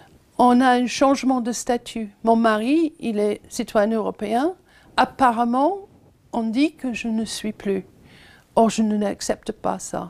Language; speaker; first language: French; non-native, fluent; English